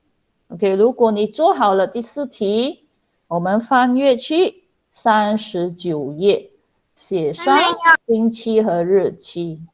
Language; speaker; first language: Chinese; non-native, local second language; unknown